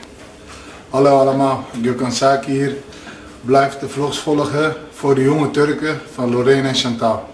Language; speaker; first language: Dutch; native; Dutch